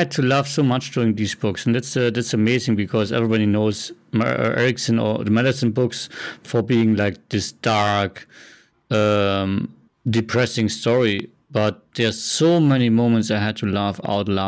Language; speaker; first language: English; non-native, fluent; German